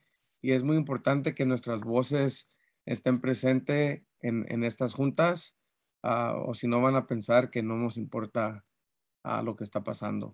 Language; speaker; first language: Spanish; early bilingual, heritage; Spanish